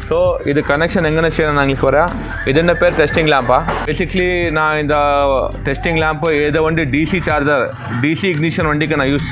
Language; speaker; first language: Tamil; non-native, learner; Malayalam